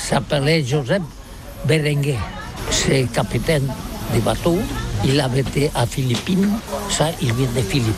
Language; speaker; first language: French; non-native, learner; Catalan